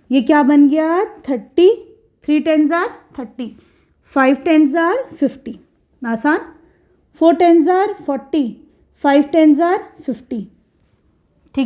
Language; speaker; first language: Hindi; native; Hindi